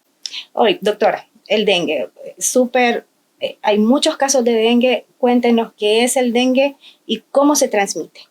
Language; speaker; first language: Spanish; native; Spanish